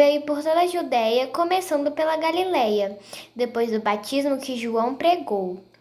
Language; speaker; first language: Portuguese; native; Portuguese